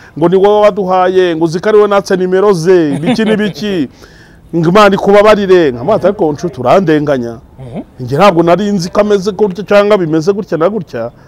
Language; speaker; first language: Kinyarwanda; native; Kinyarwanda